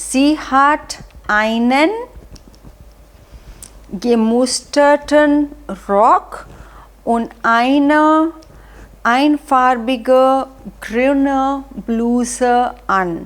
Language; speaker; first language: German; non-native, fluent; Hindi